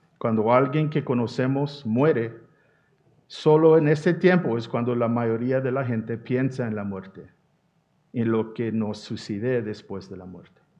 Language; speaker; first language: Spanish; non-native, fluent; English